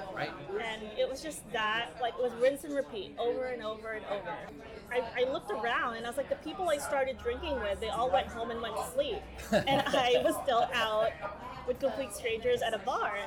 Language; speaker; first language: English; early bilingual, other home language; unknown